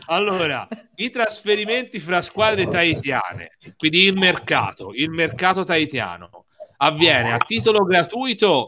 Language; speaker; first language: Italian; native; Italian